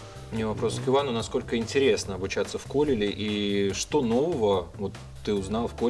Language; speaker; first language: Russian; native; Russian